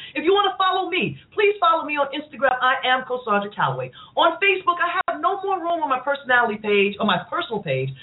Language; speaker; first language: English; native; English